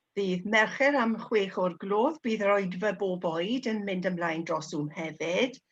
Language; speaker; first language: Welsh; native; Welsh